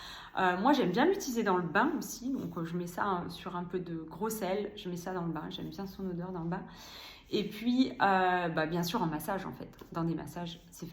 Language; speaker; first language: French; native; French